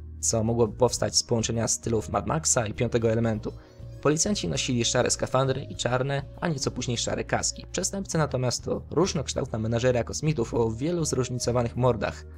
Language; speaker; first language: Polish; native; Polish